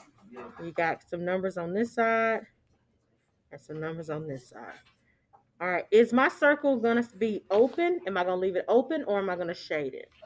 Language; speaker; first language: English; native; English